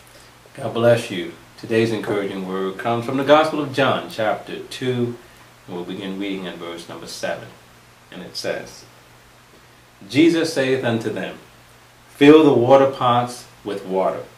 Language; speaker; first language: English; native; English